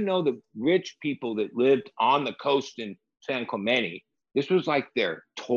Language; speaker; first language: English; native; English